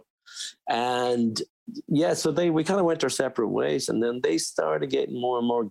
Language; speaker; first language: English; native; English